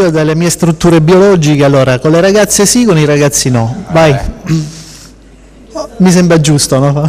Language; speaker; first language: Italian; native; Italian